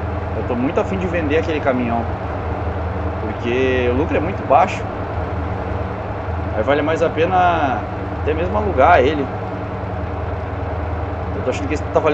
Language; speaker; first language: Portuguese; native; Portuguese